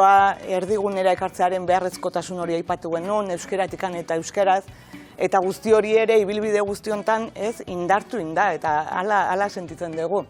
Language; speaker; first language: Basque; native; Basque